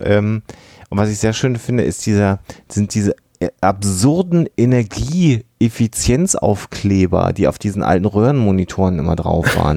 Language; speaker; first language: German; native; German